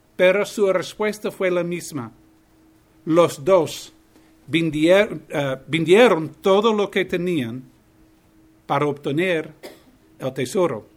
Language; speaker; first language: Spanish; non-native, fluent; English